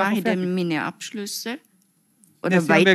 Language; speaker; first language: German; non-native, fluent; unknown